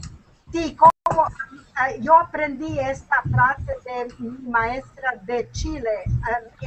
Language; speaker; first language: Spanish; non-native, fluent; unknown